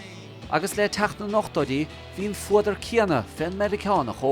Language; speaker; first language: Irish; native; Irish